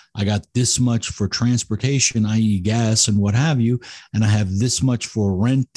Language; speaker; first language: English; native; English